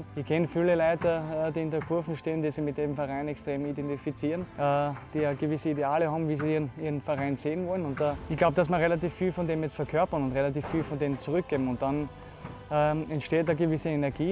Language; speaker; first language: German; native; German